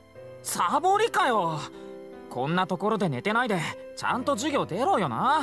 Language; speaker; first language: Japanese; native; Japanese